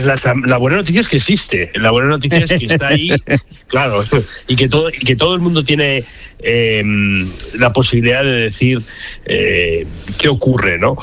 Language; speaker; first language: Spanish; native; Spanish